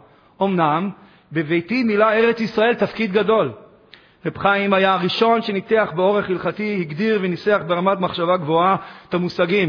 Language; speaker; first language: Hebrew; native; Hebrew